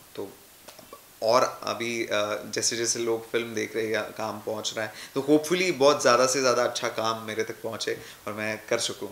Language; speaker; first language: Hindi; non-native, local second language; Marathi